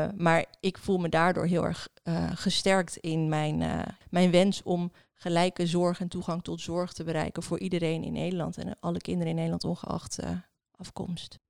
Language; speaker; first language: Dutch; early bilingual, other home language; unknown